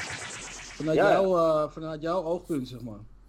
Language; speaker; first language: Dutch; native; Dutch